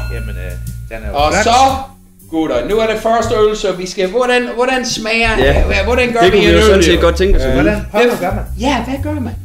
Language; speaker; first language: Danish; non-native, fluent; English